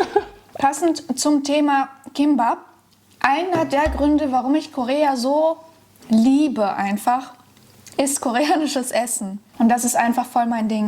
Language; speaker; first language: German; native; German